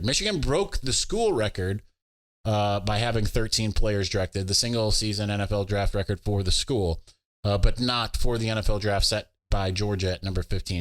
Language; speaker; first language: English; native; English